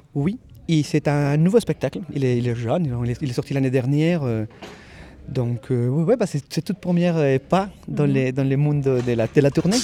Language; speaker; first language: French; native; French